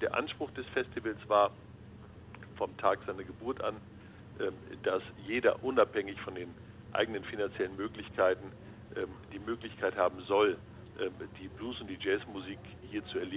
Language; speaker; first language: German; native; German